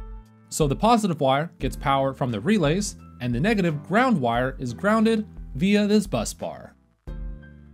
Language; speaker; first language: English; native; English